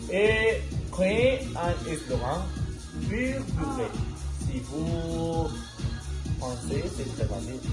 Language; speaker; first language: French; non-native, learner; Spanish